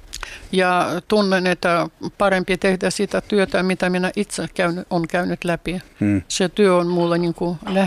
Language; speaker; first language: Finnish; non-native, fluent; Russian